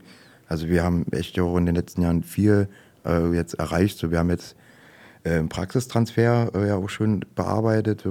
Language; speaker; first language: German; native; German